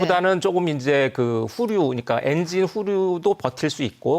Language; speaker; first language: Korean; native; Korean